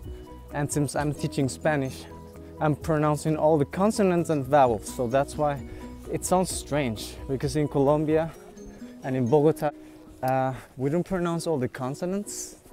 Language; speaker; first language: English; non-native, fluent; Spanish